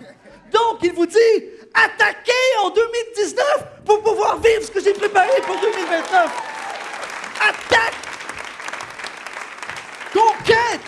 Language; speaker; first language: French; native; French